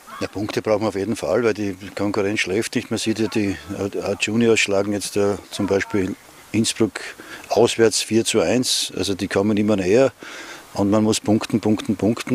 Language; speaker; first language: German; native; German